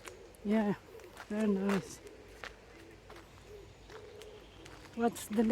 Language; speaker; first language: English; non-native, fluent; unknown